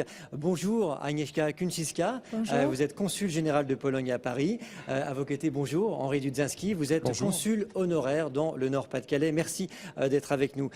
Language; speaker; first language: French; native; French